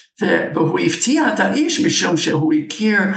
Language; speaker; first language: Hebrew; non-native, fluent; English